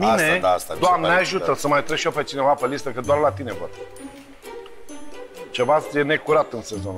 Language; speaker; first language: Romanian; native; Romanian